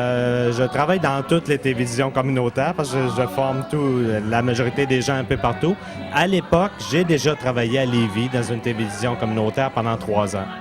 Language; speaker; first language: French; native; French